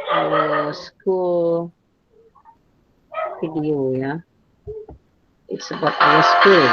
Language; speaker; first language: English; non-native, fluent; Indonesian